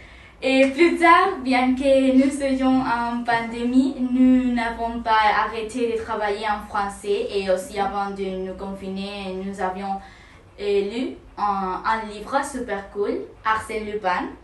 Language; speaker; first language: French; non-native, learner; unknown